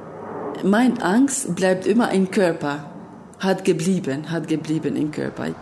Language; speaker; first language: German; non-native, learner; Albanian